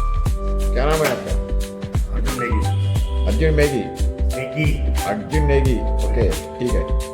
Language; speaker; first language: Hindi; non-native, local second language; Telugu